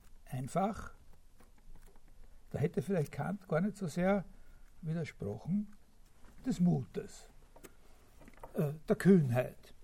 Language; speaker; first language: German; native; German